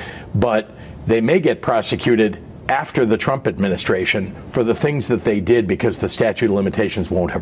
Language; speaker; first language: English; native; English